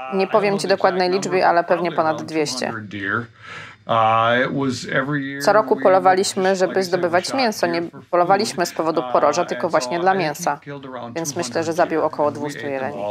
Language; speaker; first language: Polish; native; Polish